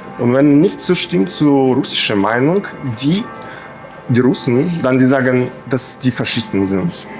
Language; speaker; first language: German; non-native, fluent; Ukrainian